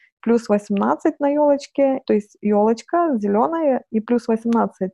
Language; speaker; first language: Russian; non-native, fluent; Lithuanian